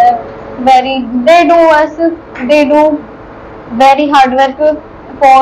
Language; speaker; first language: English; non-native, learner; Hindi